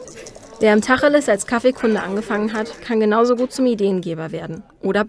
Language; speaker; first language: German; native; German